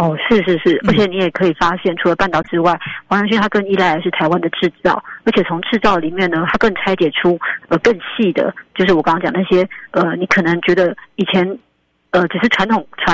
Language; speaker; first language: Chinese; native; Chinese